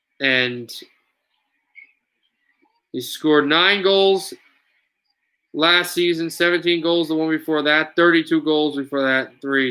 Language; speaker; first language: English; native; English